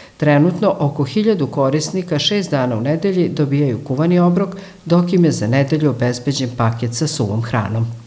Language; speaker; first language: Serbian; native; Serbian